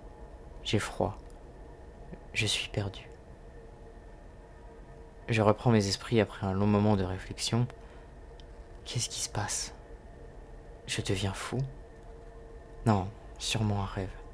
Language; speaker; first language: French; native; French